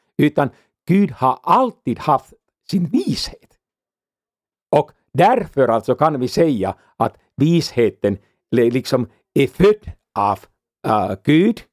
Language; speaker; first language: Swedish; non-native, fluent; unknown